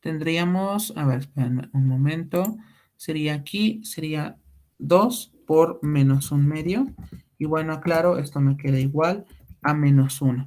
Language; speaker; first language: Spanish; native; Spanish